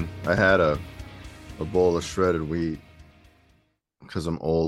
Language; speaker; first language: English; native; English